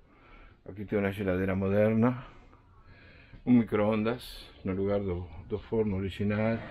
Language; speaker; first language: Portuguese; non-native, fluent; Spanish